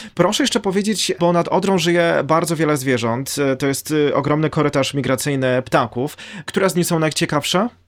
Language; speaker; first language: Polish; native; Polish